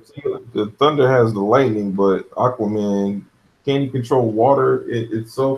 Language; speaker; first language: English; native; English